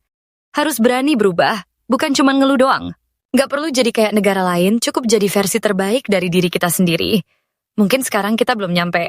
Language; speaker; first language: Indonesian; native; Indonesian